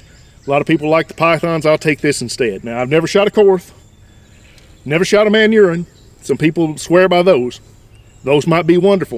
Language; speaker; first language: English; native; English